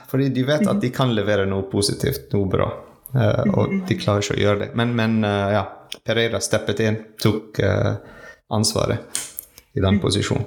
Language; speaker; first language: Norwegian; non-native, learner; French